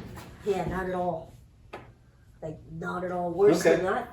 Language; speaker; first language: English; native; English